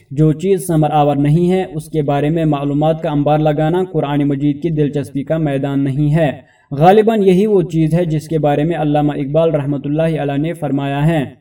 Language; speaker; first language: Urdu; native; Urdu